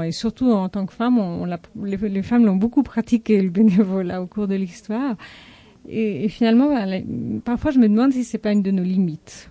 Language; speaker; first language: French; native; French